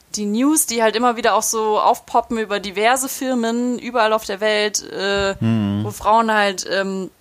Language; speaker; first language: German; native; German